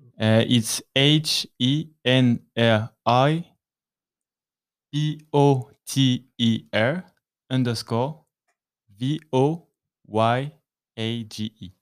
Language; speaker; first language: English; non-native, learner; French